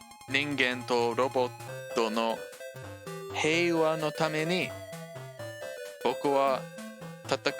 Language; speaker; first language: Japanese; non-native, learner; English